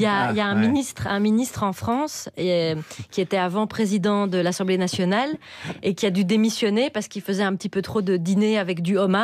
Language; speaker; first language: French; native; French